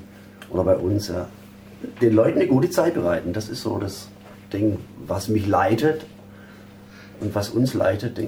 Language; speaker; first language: German; native; German